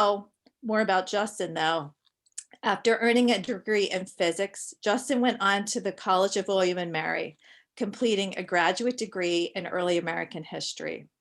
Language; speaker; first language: English; native; English